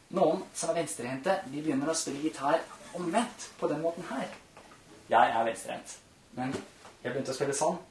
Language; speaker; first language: Norwegian; non-native, fluent; German